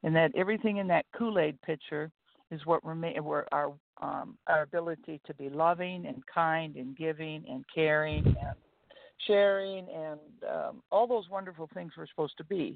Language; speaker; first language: English; native; English